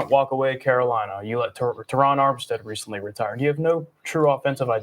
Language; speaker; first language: English; native; English